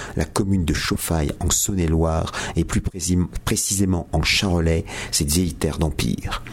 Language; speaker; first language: French; native; French